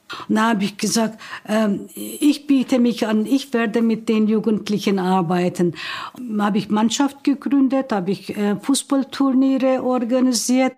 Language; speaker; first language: German; non-native, fluent; Turkish